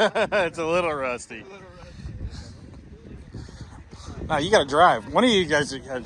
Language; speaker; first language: English; native; English